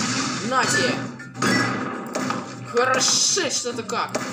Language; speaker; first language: Russian; native; Russian